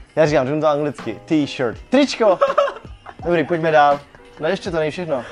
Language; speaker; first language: Czech; native; Czech